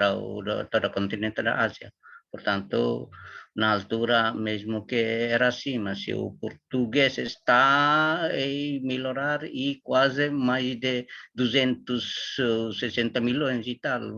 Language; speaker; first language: Portuguese; non-native, learner; Tetum